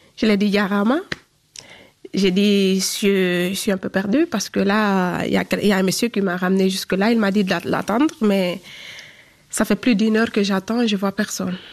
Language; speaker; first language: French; non-native, local second language; Fula